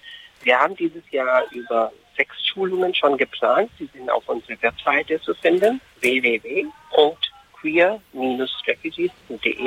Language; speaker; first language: German; non-native, fluent; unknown